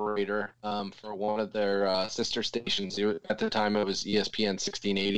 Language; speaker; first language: English; native; English